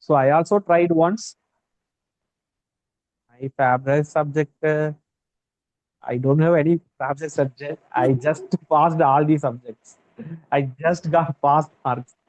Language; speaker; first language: English; non-native, learner; Tamil